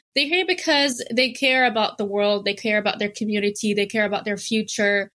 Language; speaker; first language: English; non-native, fluent; Arabic